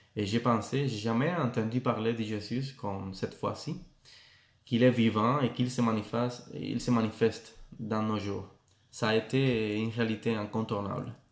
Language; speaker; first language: French; non-native, fluent; Spanish